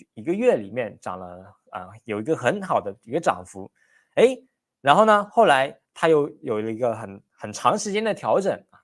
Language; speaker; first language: Chinese; native; Chinese